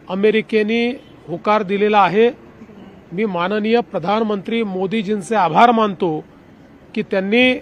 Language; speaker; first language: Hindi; non-native, local second language; Marathi